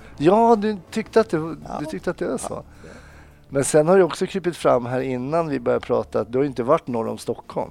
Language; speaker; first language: Swedish; native; Swedish